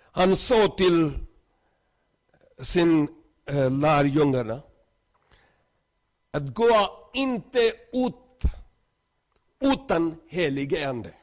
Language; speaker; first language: Swedish; non-native, learner; Urdu